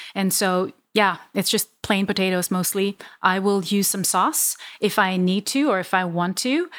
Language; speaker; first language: English; non-native, fluent; Vietnamese